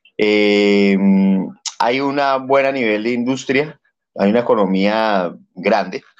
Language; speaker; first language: Spanish; native; Spanish